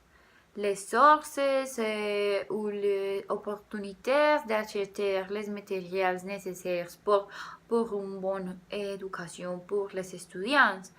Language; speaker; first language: French; non-native, learner; Spanish